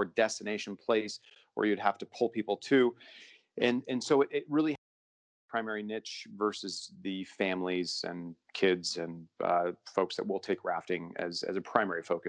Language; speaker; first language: English; native; English